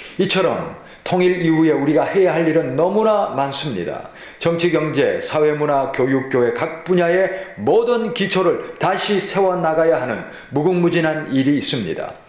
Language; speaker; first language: Korean; native; Korean